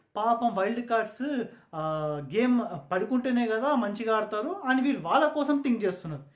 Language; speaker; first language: Telugu; non-native, local second language; Urdu